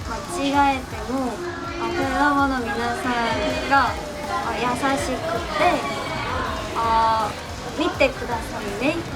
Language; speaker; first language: Japanese; non-native, learner; Korean